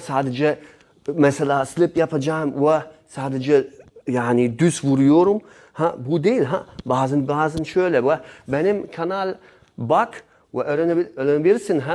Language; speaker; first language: Turkish; non-native, learner; Polish